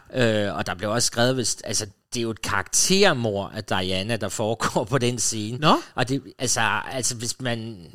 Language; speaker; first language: Danish; native; Danish